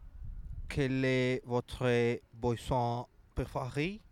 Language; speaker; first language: French; non-native, learner; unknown